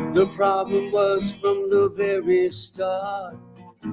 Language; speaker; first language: English; native; English